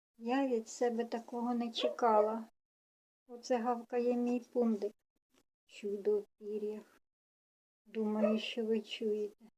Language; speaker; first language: Ukrainian; non-native, local second language; Russian